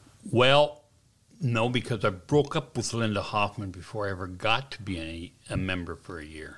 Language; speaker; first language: English; native; English